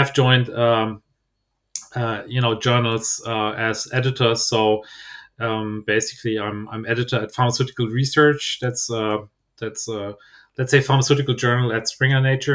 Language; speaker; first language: English; non-native, fluent; German